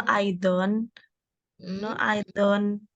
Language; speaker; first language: English; non-native, learner; Indonesian